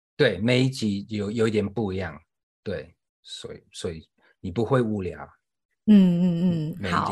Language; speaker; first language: Chinese; non-native, fluent; English